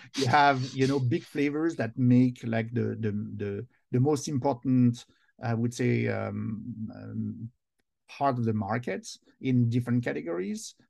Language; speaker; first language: English; non-native, fluent; French